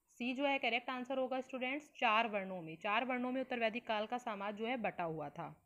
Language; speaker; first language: Hindi; native; Hindi